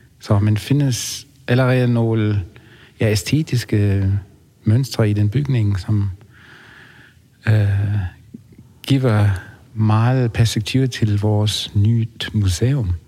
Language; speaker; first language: Danish; non-native, fluent; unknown